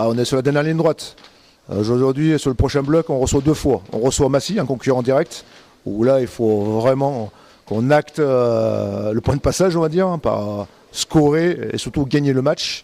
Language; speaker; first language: French; native; French